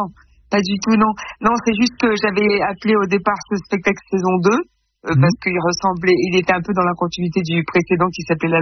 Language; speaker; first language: French; native; French